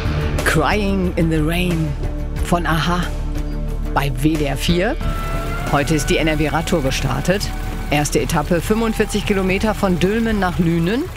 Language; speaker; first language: German; native; German